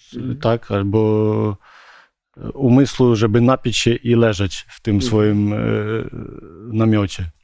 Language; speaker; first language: Polish; non-native, learner; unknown